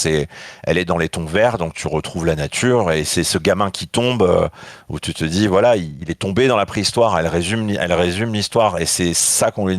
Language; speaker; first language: French; native; French